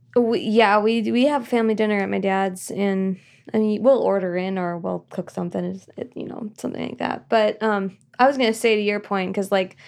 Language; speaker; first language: English; early bilingual, other home language; Italian